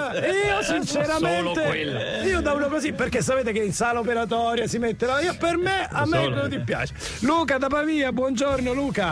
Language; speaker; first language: Italian; native; Italian